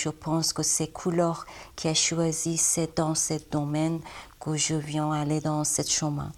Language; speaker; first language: French; non-native, learner; Persian